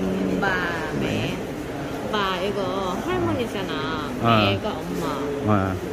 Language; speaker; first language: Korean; non-native, learner; Vietnamese